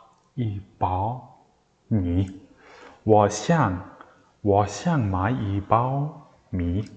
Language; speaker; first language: Chinese; non-native, learner; Mongolian